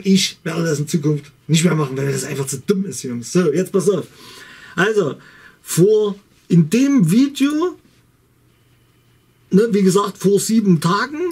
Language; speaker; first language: German; native; German